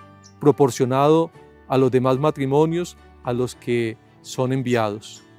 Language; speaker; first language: Spanish; native; Spanish